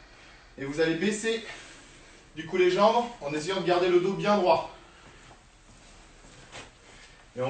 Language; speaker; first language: French; native; French